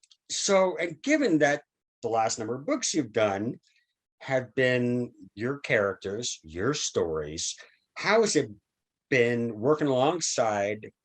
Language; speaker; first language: English; native; English